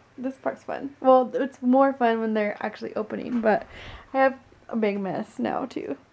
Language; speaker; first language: English; native; English